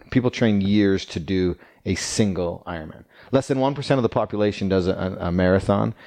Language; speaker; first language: English; native; English